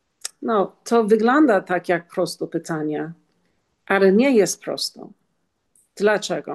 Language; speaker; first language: Polish; non-native, learner; English